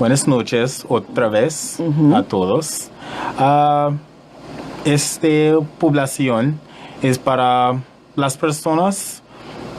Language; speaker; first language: Spanish; non-native, learner; English